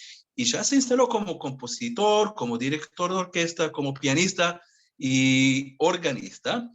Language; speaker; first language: Spanish; non-native, fluent; Hebrew